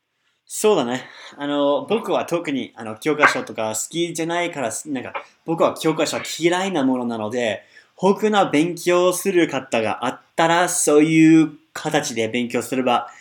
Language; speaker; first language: Japanese; non-native, fluent; English